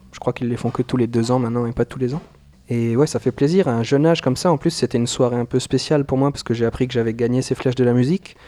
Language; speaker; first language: French; native; French